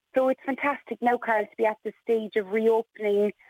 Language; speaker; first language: English; native; English